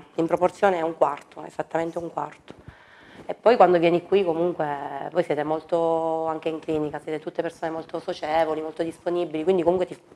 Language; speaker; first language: Italian; native; Italian